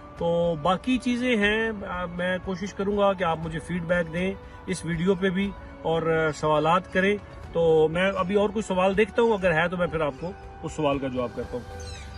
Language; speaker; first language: Urdu; native; Urdu